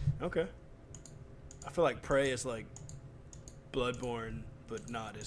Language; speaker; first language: English; native; English